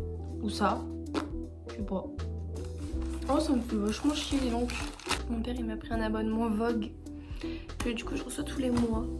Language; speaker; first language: French; native; French